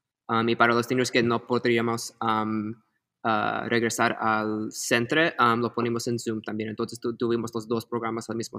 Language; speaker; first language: Spanish; early bilingual, heritage; Spanish